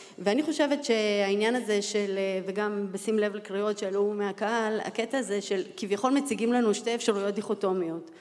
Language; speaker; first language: Hebrew; early bilingual, other home language; Russian